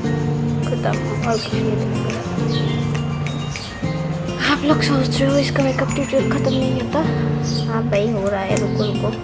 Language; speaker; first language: Hindi; non-native, learner; Bangla